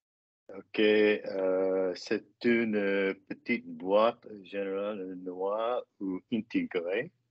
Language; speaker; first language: French; non-native, learner; English